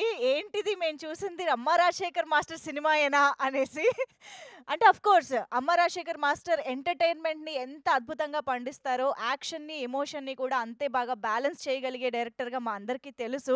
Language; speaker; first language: Telugu; native; Telugu